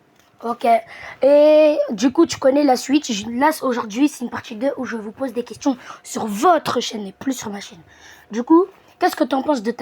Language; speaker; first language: French; native; French